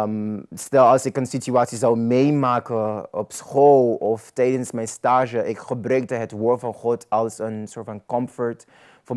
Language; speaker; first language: Dutch; non-native, local second language; Papiamento